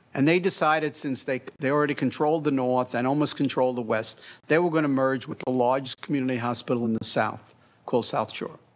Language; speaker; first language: English; native; English